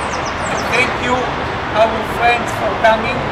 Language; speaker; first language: English; non-native, fluent; Hebrew